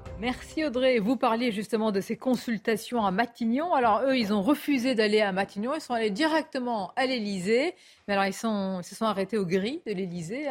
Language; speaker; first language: French; native; French